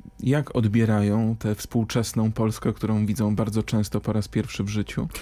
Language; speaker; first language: Polish; native; Polish